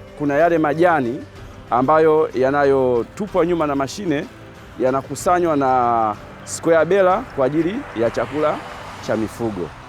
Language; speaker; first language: Swahili; native; Swahili